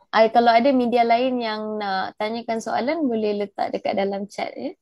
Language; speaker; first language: Malay; native; Malay